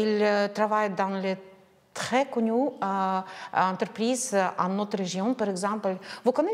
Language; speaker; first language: French; non-native, learner; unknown